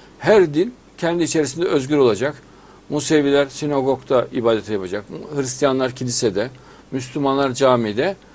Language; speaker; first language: Turkish; native; Turkish